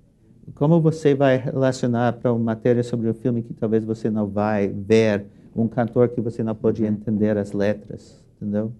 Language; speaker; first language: Portuguese; non-native, fluent; English